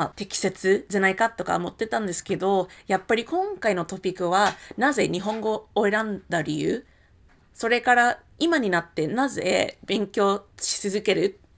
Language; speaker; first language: Japanese; non-native, fluent; English